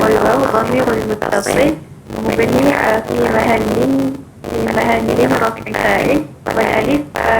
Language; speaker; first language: Arabic; non-native, learner; Malay